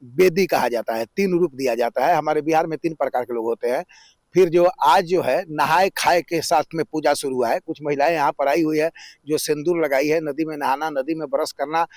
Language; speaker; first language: Hindi; native; Hindi